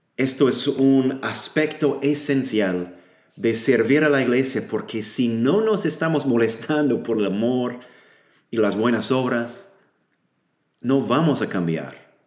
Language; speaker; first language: Spanish; non-native, fluent; English